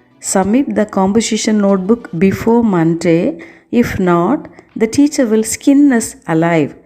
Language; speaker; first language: English; non-native, local second language; Tamil